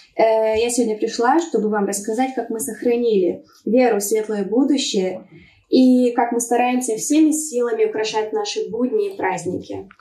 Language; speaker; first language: Russian; early bilingual, heritage; Russian